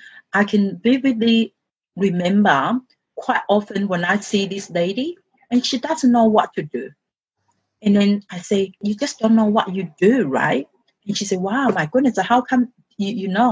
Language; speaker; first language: English; non-native, fluent; Chinese